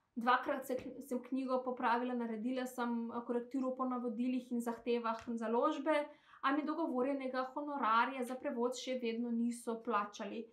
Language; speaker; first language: Slovenian; non-native, fluent; Macedonian